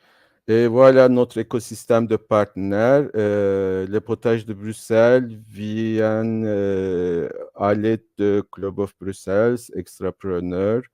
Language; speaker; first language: French; non-native, fluent; Turkish